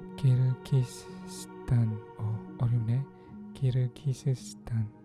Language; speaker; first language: Korean; non-native, learner; Filipino